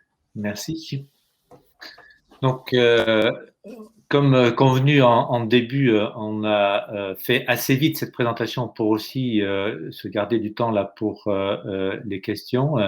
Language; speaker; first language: French; native; French